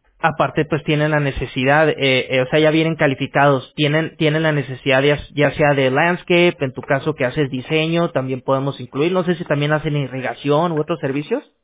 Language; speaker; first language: Spanish; native; Spanish